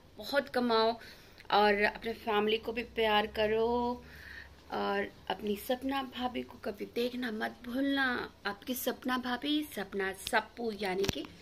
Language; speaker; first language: Hindi; native; Hindi